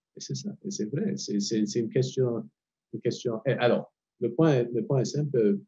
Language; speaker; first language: French; non-native, fluent; English